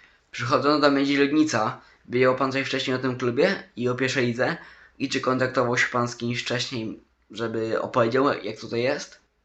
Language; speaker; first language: Polish; native; Polish